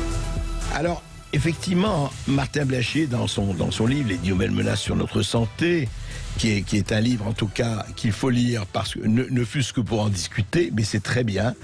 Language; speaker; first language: French; native; French